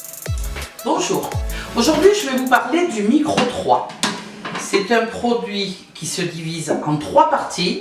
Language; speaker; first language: French; native; French